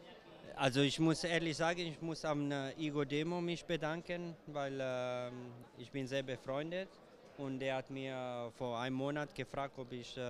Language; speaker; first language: German; non-native, fluent; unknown